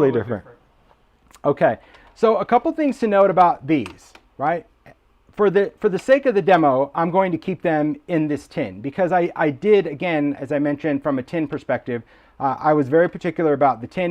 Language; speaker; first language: English; native; English